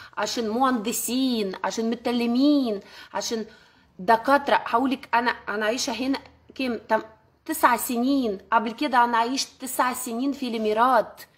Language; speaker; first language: Arabic; non-native, learner; Russian